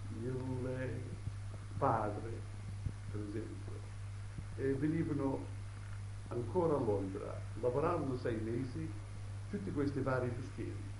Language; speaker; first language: Italian; early bilingual, heritage; Italian